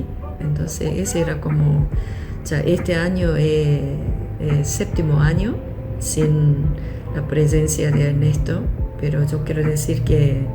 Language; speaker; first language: Spanish; non-native, local second language; Korean